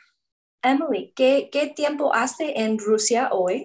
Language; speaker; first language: Spanish; non-native, learner; English